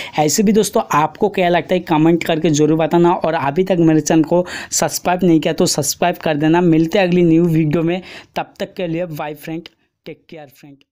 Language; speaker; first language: Hindi; non-native, local second language; Bangla